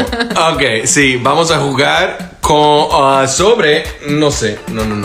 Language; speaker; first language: Spanish; non-native, learner; English